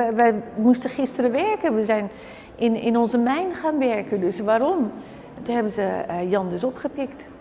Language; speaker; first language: Dutch; native; Dutch